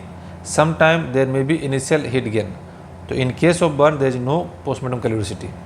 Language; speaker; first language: English; non-native, local second language; Hindi